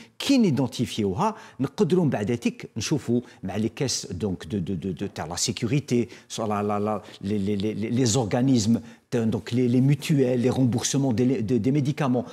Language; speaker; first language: French; non-native, local second language; Arabic